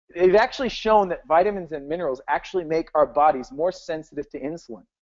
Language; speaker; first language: English; native; English